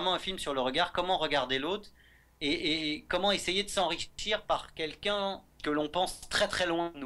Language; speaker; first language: French; native; French